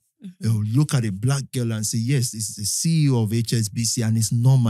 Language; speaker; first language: English; non-native, local second language; Yoruba